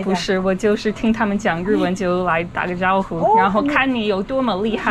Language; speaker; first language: Chinese; non-native, fluent; English